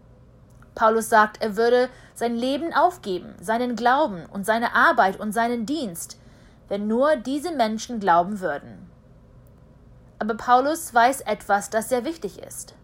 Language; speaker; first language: German; early bilingual, heritage; German